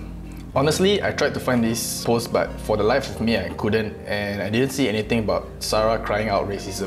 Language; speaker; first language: English; non-native, local second language; Malay